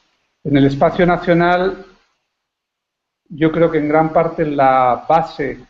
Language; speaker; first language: Spanish; native; Spanish